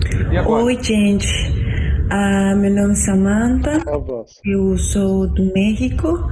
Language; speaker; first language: Portuguese; non-native, learner; Spanish